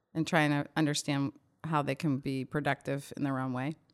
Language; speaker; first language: English; native; English